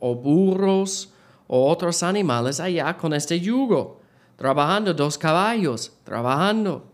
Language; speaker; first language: Spanish; non-native, learner; English